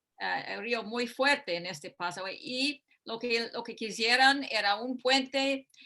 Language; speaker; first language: Spanish; non-native, fluent; English